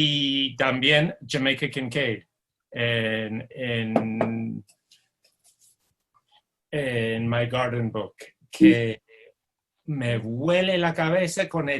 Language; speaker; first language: Spanish; non-native, fluent; English